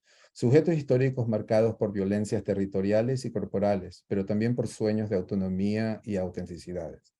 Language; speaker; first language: Spanish; native; Spanish